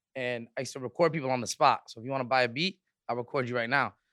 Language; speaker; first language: English; native; English